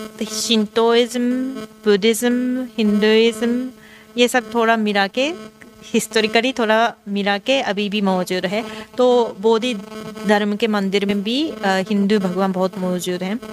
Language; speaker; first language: Hindi; non-native, fluent; Japanese